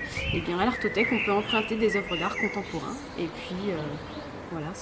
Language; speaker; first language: French; native; French